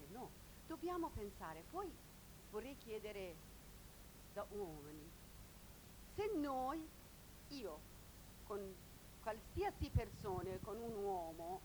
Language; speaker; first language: Italian; non-native, learner; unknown